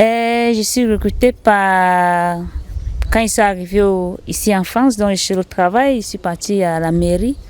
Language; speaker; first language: French; non-native, learner; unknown